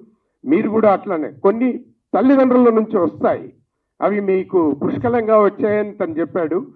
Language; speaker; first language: Telugu; native; Telugu